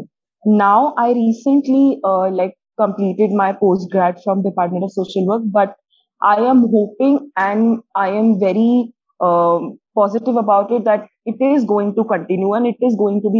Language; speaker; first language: English; non-native, local second language; Hindi